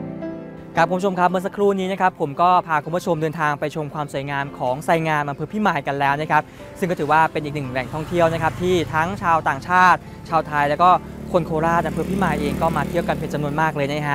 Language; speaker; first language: Thai; native; Thai